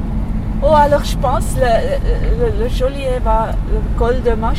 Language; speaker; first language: French; non-native, learner; English